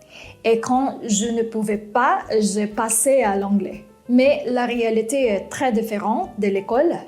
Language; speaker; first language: French; non-native, fluent; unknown